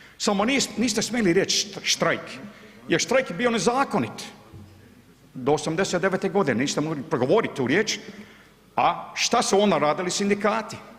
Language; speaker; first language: Bosnian; early bilingual, heritage; Croatian